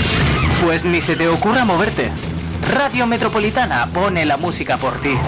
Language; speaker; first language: Spanish; native; Spanish